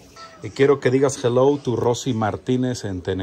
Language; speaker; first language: Spanish; native; Spanish